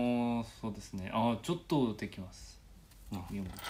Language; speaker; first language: Japanese; non-native, learner; Korean